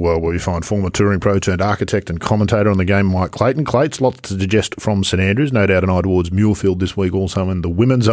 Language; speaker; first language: English; native; English